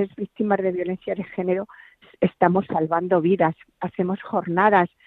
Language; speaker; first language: Spanish; native; Spanish